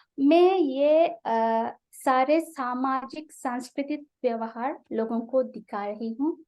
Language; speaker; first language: Hindi; non-native, fluent; Sinhala